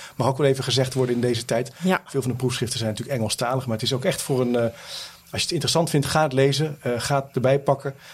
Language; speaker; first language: Dutch; native; Dutch